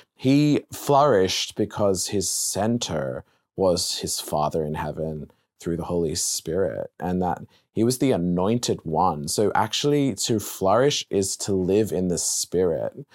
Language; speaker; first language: English; native; English